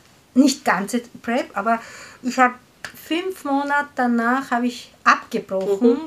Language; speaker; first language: German; non-native, learner; Korean